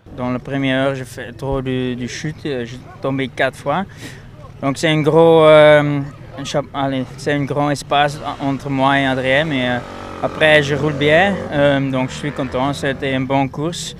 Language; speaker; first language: French; non-native, local second language; Dutch